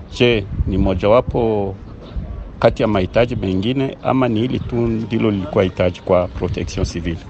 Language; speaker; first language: Swahili; native; Swahili